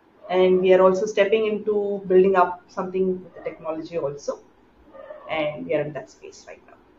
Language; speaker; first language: English; non-native, local second language; Tamil